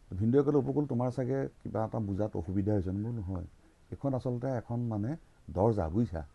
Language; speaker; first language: Assamese; native; Assamese